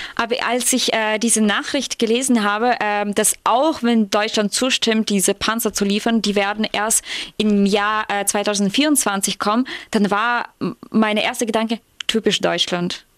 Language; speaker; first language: German; non-native, fluent; Ukrainian